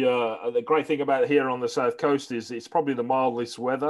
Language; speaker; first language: English; native; English